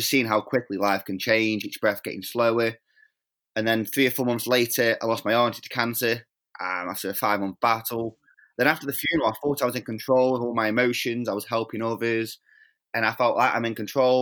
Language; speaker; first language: English; native; English